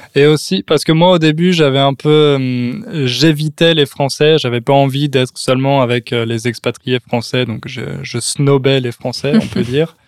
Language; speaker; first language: French; native; French